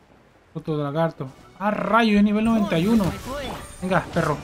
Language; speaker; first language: Spanish; native; Spanish